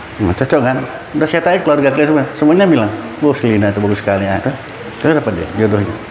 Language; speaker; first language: Indonesian; non-native, local second language; Minangkabau